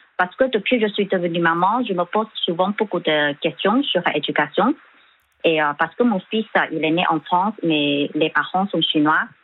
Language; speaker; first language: French; non-native, fluent; Chinese